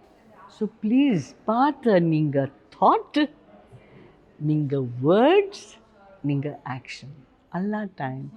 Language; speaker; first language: Tamil; non-native, learner; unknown